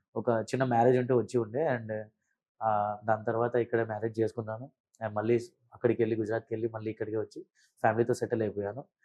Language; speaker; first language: Telugu; early bilingual, heritage; Telugu